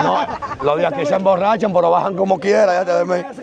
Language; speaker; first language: Spanish; native; Spanish